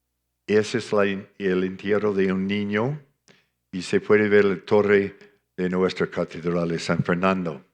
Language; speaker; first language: Spanish; non-native, fluent; English